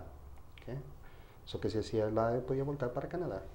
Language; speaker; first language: Portuguese; non-native, fluent; Spanish